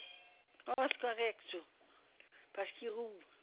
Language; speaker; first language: French; native; French